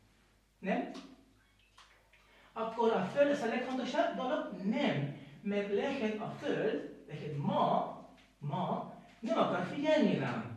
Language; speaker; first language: Hungarian; non-native, learner; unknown